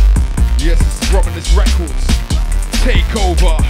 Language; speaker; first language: English; native; English